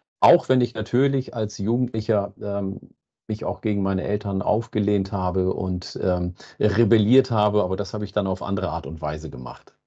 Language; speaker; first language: German; native; German